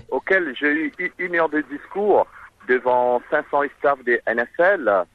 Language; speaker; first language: French; non-native, local second language; Morisyen